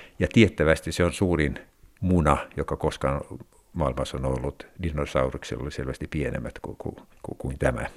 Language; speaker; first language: Finnish; non-native, local second language; Swedish